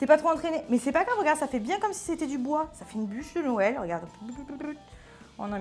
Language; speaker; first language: French; native; French